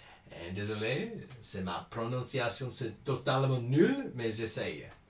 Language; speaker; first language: French; non-native, learner; English